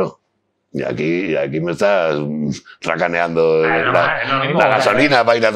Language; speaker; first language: Spanish; native; Spanish